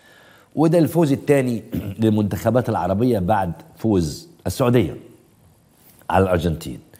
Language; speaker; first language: Arabic; native; Arabic